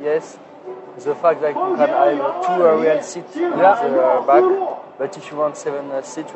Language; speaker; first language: English; non-native, learner; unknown